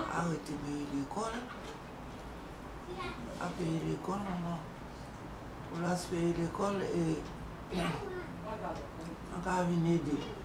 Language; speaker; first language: French; non-native, local second language; Guadeloupean Creole French